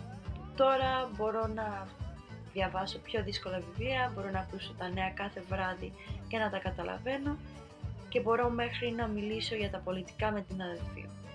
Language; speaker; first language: Greek; early bilingual, heritage; Spanish